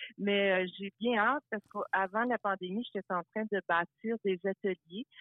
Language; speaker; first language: French; early bilingual, other home language; Italian